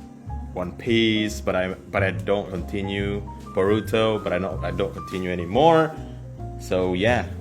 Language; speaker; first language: English; non-native, fluent; Indonesian